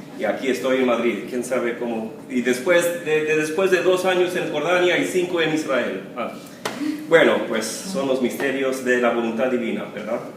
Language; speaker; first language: Spanish; early bilingual, other home language; English